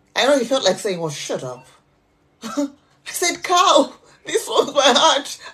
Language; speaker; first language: English; non-native, local second language; Nyanja